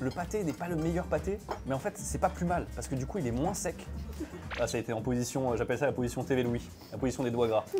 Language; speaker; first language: French; native; French